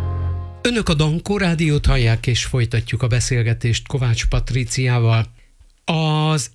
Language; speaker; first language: Hungarian; native; Hungarian